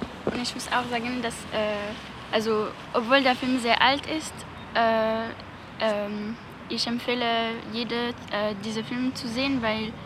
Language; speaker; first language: German; non-native, learner; French